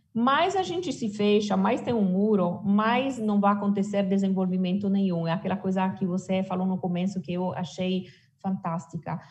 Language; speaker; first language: Portuguese; non-native, fluent; Italian